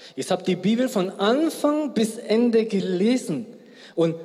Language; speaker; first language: German; non-native, fluent; Korean